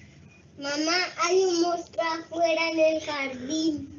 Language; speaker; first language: Spanish; native; Spanish